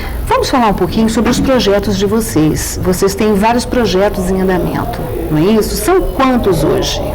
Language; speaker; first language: Portuguese; native; Portuguese